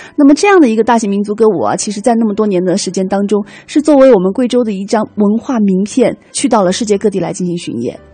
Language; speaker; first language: Chinese; native; Chinese